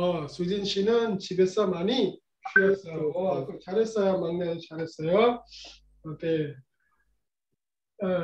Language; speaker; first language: Korean; non-native, learner; Bangla